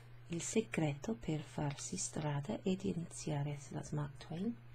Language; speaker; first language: Italian; non-native, fluent; English